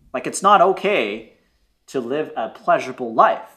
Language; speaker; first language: English; native; English